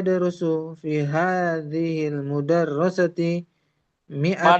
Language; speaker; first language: Arabic; non-native, learner; Indonesian